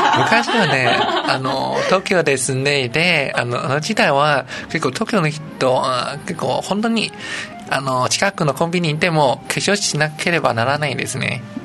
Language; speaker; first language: Japanese; non-native, fluent; Chinese